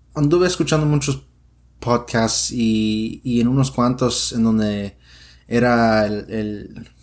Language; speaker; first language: Spanish; early bilingual, other home language; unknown